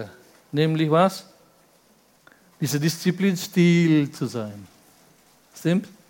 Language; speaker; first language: German; non-native, fluent; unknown